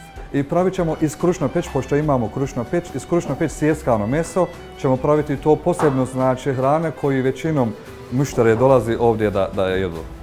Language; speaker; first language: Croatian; non-native, fluent; Turkish